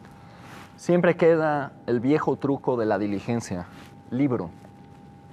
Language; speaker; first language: Spanish; native; Spanish